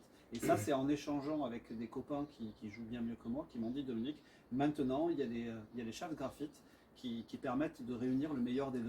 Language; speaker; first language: French; native; French